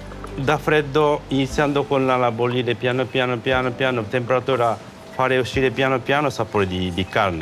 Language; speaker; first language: Italian; non-native, learner; Japanese